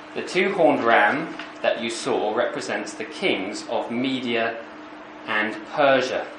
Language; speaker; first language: English; native; English